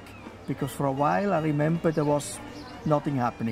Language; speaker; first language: English; non-native, fluent; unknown